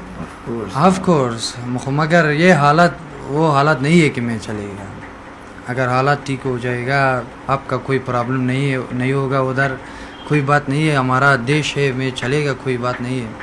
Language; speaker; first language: Hindi; non-native, learner; Persian